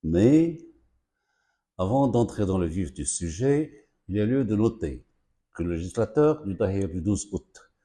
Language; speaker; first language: French; non-native, local second language; Arabic